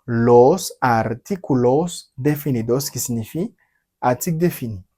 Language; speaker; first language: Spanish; non-native, fluent; Haitian Creole